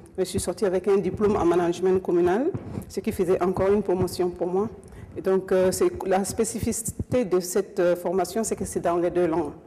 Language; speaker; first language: French; non-native, local second language; Mossi